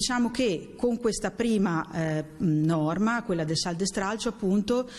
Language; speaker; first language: Italian; native; Italian